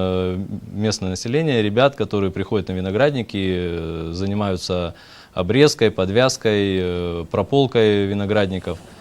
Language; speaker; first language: Russian; native; Russian